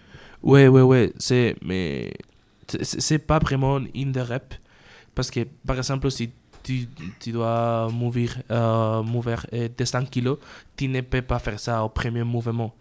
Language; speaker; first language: French; non-native, learner; Spanish